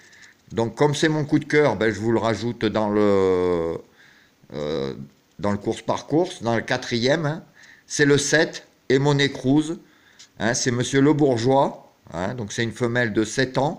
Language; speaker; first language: French; native; French